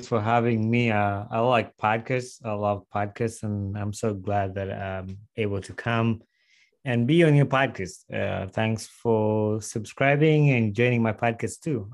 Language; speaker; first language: English; non-native, local second language; Ganda